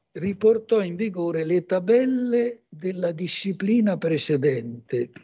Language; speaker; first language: Italian; native; Italian